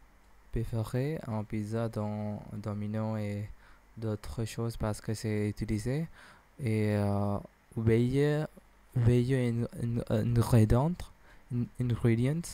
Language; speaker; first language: French; non-native, learner; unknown